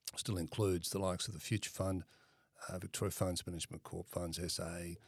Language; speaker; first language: English; native; English